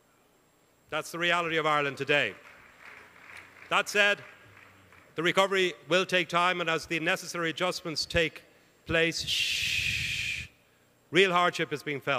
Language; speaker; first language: English; native; English